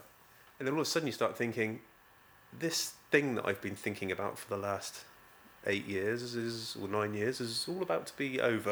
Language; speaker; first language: English; native; English